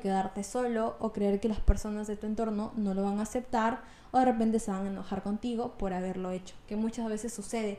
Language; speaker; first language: Spanish; native; Spanish